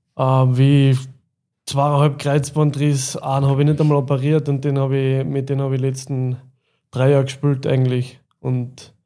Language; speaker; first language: German; native; German